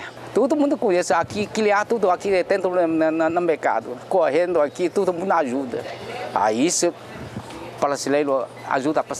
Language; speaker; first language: Portuguese; non-native, learner; Chinese